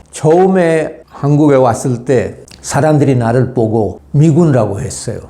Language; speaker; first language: Korean; non-native, fluent; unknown